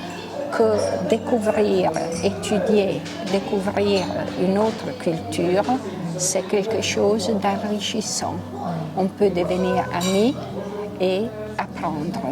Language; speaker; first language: French; non-native, local second language; Italian